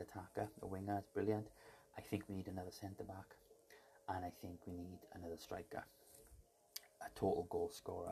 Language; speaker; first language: English; native; English